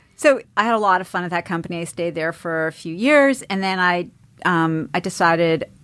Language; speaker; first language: English; native; English